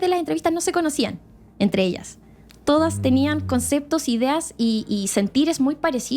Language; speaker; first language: Spanish; native; Spanish